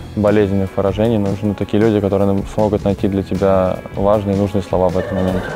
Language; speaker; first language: Russian; native; Russian